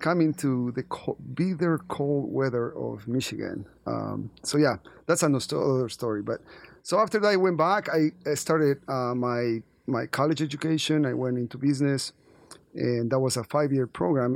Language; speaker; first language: English; non-native, fluent; Spanish